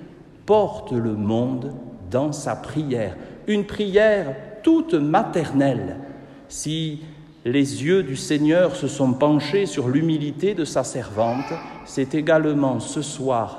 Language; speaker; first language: French; native; French